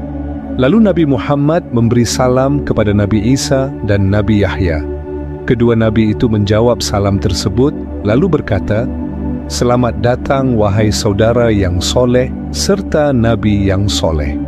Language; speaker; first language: Indonesian; native; Indonesian